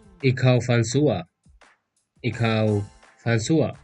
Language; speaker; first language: Dutch; non-native, fluent; Tigrinya